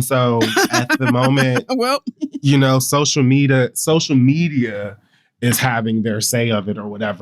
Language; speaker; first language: English; native; English